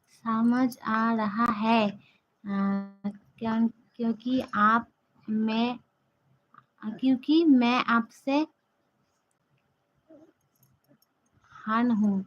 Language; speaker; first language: Hindi; non-native, local second language; Bangla